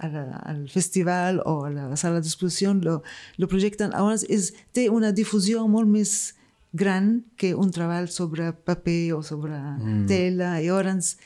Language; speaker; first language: Catalan; non-native, fluent; Arabic